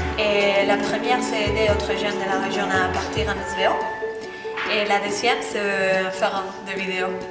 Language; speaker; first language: French; non-native, fluent; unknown